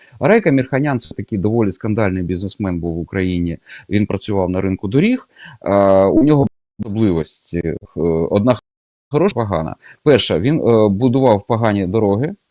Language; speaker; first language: Ukrainian; native; Ukrainian